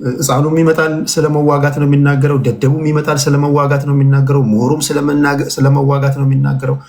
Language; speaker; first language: Amharic; native; Amharic